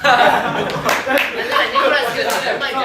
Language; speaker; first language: Japanese; native; Japanese